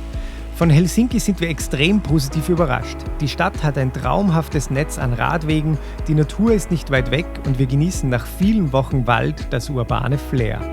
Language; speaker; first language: German; native; German